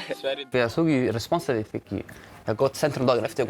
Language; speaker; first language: Swedish; early bilingual, other home language; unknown